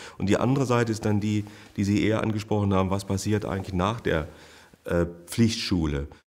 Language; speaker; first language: German; native; German